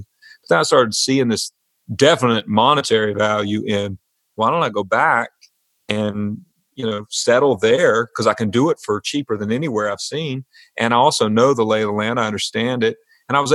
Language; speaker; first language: English; native; English